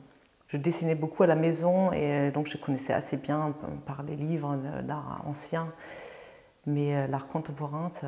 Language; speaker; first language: French; non-native, fluent; German